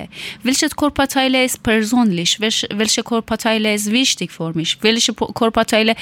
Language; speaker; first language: German; non-native, learner; Persian